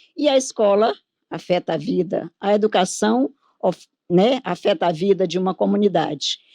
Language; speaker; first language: Portuguese; native; Portuguese